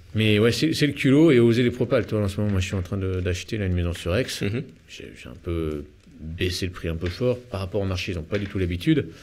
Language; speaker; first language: French; native; French